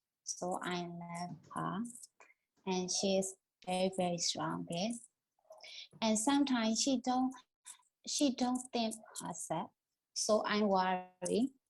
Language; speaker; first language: English; non-native, learner; Burmese